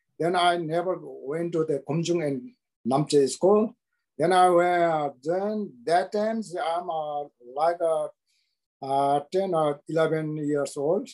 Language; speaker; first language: English; non-native, local second language; Sherpa